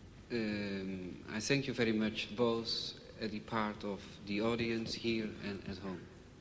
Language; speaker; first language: English; non-native, fluent; Dutch